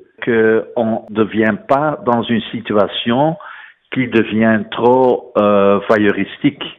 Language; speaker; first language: French; non-native, fluent; Dutch